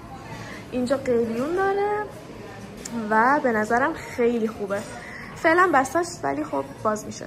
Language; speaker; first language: Persian; native; Persian